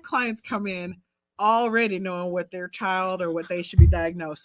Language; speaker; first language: English; native; English